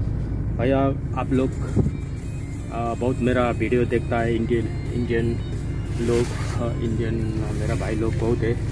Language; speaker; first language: Hindi; non-native, learner; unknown